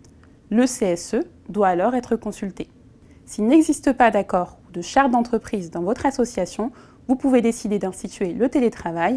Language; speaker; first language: French; native; French